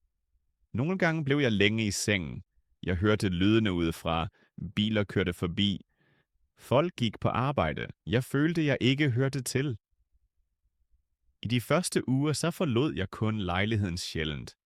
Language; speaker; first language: Danish; non-native, fluent; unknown